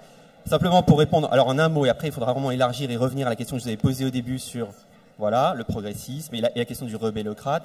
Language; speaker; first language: French; native; French